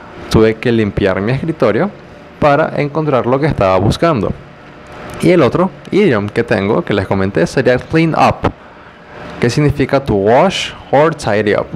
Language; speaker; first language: Spanish; native; Spanish